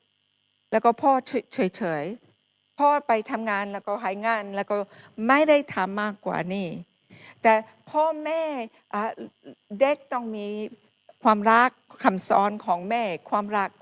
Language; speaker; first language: Thai; non-native, fluent; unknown